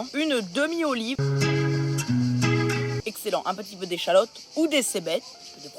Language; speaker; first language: French; native; French